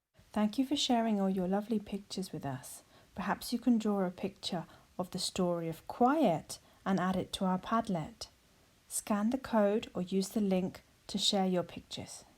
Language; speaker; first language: English; non-native, fluent; Spanish